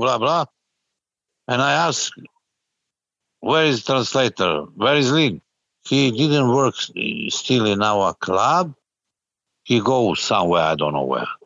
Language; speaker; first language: English; non-native, learner; Serbian